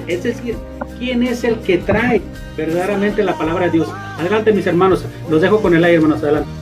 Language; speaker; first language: Spanish; native; Spanish